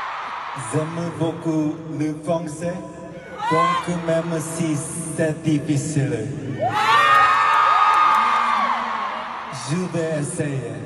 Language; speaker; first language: French; non-native, learner; Korean